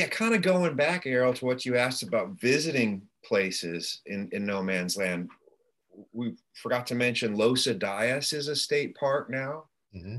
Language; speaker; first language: English; native; English